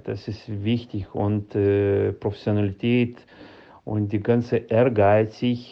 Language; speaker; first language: German; non-native, learner; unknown